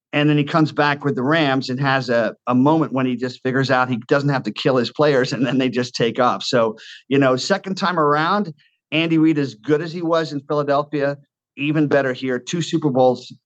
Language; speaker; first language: English; native; English